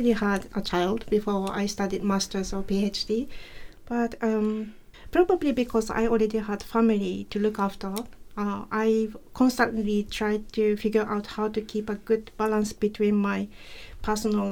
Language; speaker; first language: English; non-native, fluent; Japanese